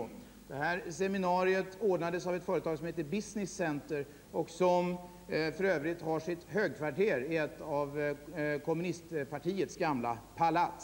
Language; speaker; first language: Swedish; native; Swedish